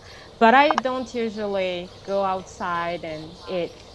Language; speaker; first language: English; non-native, fluent; Malagasy